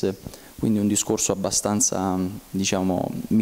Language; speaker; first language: Italian; native; Italian